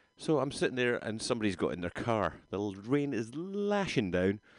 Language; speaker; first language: English; native; English